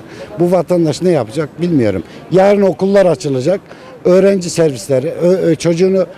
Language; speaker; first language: Turkish; native; Turkish